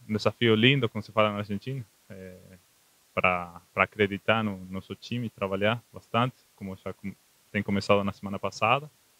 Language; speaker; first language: Portuguese; non-native, fluent; Spanish